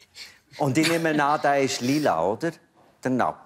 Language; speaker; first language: German; native; German